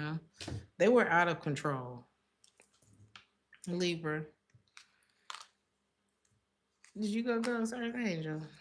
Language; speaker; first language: English; native; English